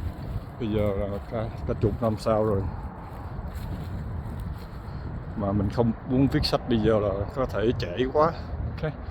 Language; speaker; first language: Vietnamese; early bilingual, other home language; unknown